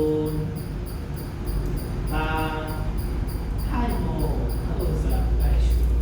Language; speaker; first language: Vietnamese; non-native, learner; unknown